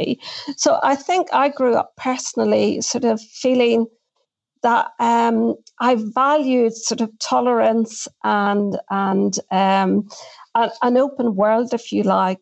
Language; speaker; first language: English; native; English